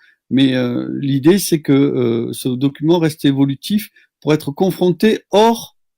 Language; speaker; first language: French; native; French